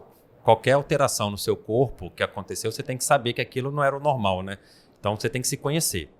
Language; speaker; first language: Portuguese; native; Portuguese